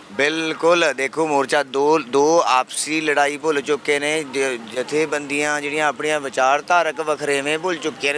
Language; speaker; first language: Punjabi; native; Punjabi